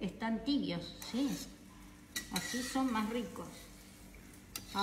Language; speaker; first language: Spanish; native; Spanish